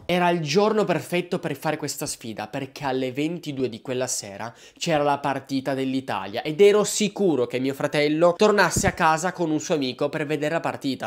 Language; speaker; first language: Italian; native; Italian